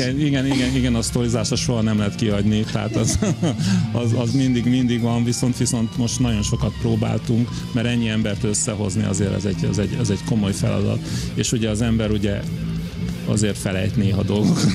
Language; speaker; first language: Hungarian; native; Hungarian